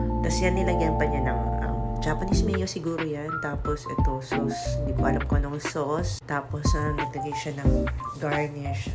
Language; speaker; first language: Filipino; native; Filipino